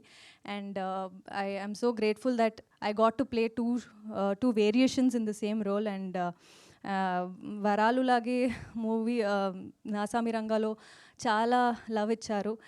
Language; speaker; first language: Telugu; non-native, fluent; Kannada